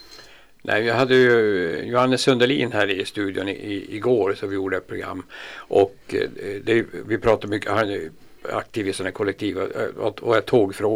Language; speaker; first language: Swedish; native; Swedish